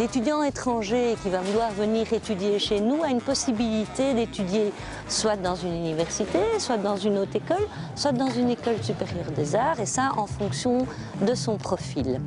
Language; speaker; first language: French; native; French